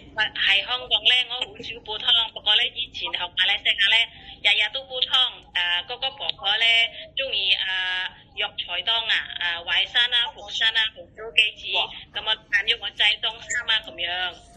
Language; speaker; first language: Cantonese; non-native, learner; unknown